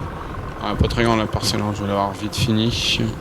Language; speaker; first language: French; native; French